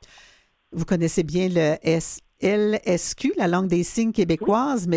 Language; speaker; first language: French; native; French